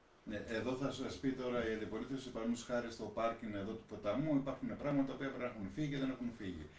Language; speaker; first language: Greek; native; Greek